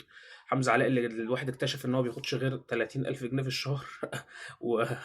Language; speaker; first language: Arabic; native; Arabic